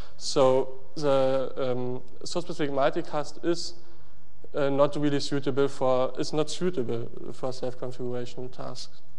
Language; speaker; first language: English; non-native, fluent; German